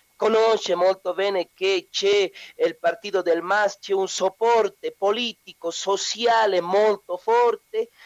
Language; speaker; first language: Italian; non-native, learner; Spanish